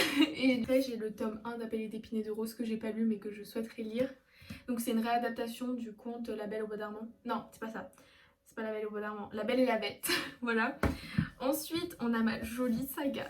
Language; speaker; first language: French; native; French